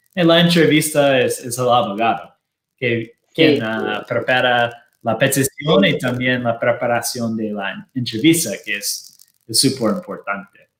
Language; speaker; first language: Spanish; non-native, fluent; Portuguese